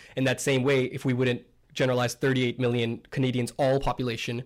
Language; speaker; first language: English; native; English